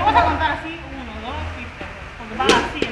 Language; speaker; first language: Spanish; native; Spanish